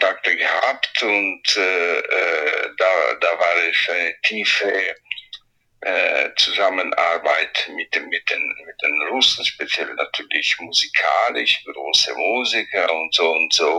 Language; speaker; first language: German; non-native, fluent; Italian